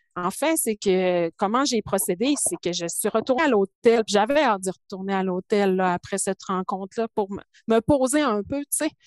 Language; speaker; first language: French; native; French